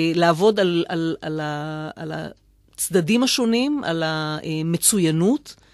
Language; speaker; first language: Hebrew; native; Hebrew